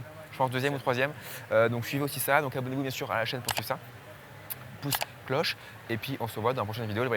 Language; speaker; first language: French; native; French